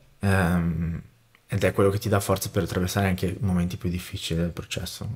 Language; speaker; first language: Italian; non-native, fluent; Portuguese